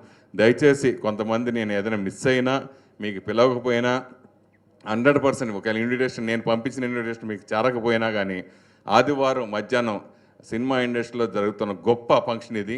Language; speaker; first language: Telugu; native; Telugu